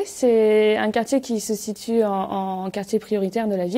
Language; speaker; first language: French; native; French